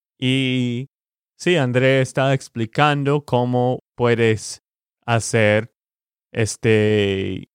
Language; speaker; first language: Spanish; non-native, fluent; English